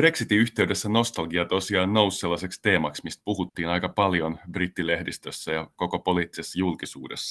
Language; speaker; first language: Finnish; native; Finnish